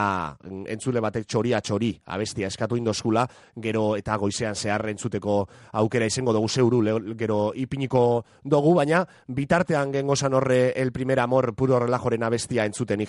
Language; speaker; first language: Basque; native; Basque